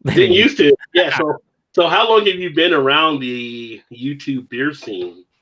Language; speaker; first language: English; native; English